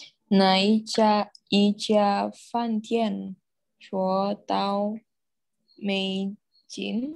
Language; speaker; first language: Chinese; non-native, learner; Indonesian